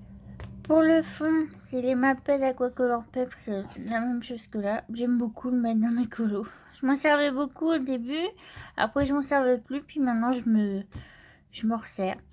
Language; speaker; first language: French; native; French